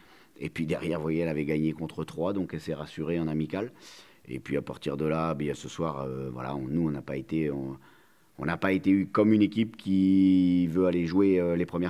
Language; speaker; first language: French; native; French